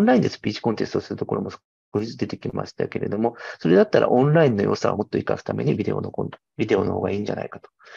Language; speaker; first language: Japanese; native; Japanese